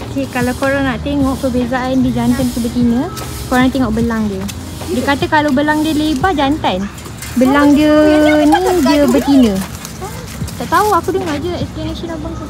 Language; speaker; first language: Malay; native; Malay